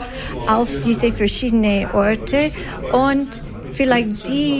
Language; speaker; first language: German; non-native, learner; English